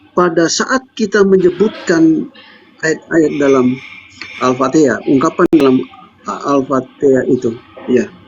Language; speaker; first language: Indonesian; native; Indonesian